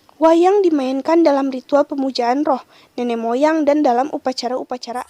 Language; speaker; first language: Indonesian; native; Indonesian